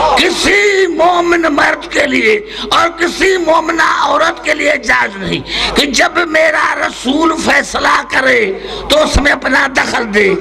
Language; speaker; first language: Urdu; non-native, local second language; Sindhi